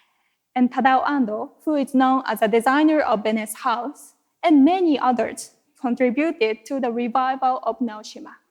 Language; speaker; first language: English; non-native, fluent; Japanese